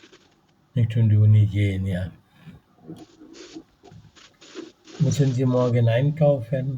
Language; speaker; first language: German; non-native, fluent; Bangla